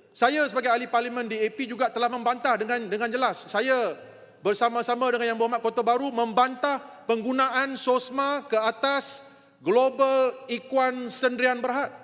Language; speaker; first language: Malay; non-native, local second language; Tamil